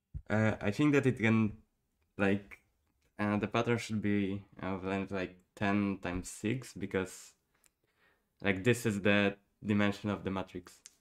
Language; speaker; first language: English; non-native, fluent; Polish